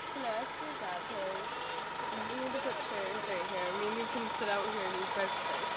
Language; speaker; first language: English; native; English